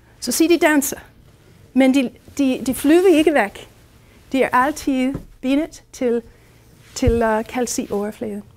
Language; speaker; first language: Danish; non-native, fluent; English